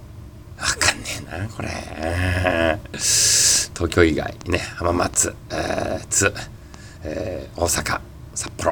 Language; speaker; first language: Japanese; native; Japanese